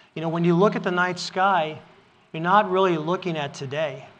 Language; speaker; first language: English; native; English